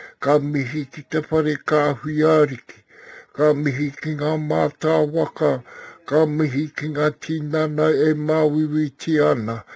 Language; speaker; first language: Māori; non-native, local second language; English